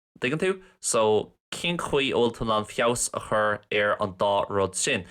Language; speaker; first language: Irish; non-native, local second language; English